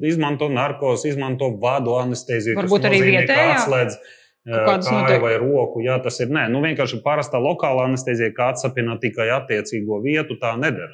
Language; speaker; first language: Latvian; non-native, local second language; Russian